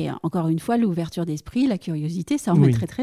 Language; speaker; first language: French; native; French